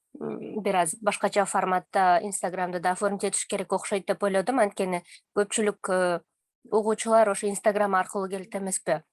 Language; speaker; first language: Kyrgyz; native; Kyrgyz